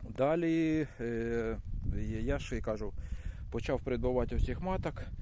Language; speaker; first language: Ukrainian; non-native, local second language; Russian